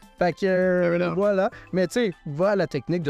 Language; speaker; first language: French; native; French